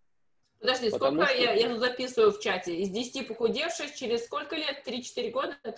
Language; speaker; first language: Russian; native; Russian